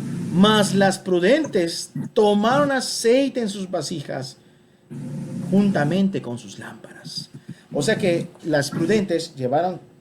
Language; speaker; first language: Spanish; native; Spanish